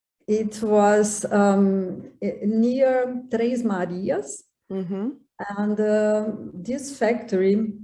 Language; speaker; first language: English; non-native, learner; Portuguese